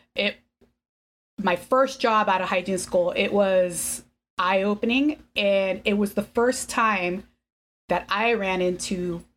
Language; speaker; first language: English; early bilingual, other home language; Spanish